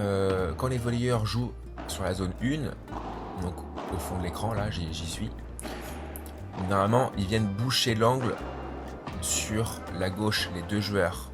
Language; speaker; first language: French; native; French